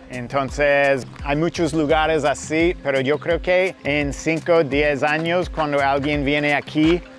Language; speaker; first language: Spanish; non-native, fluent; English